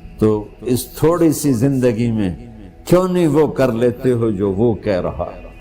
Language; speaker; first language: Urdu; non-native, local second language; Punjabi